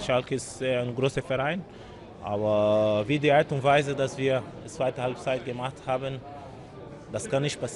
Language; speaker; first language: German; non-native, learner; Portuguese